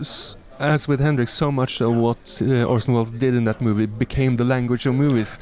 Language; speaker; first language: English; non-native, fluent; Norwegian